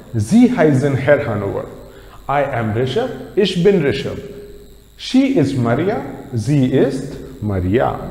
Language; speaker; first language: German; non-native, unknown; Hindi